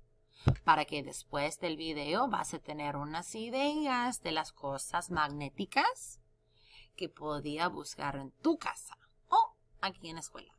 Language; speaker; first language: Spanish; non-native, fluent; English